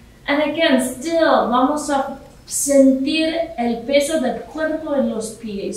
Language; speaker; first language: Spanish; non-native, learner; English